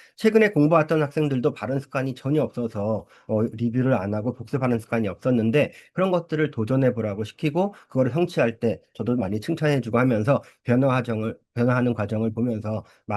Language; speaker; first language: Korean; early bilingual, heritage; Korean